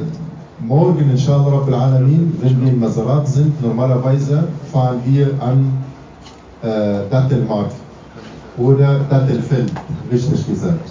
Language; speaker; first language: German; non-native, fluent; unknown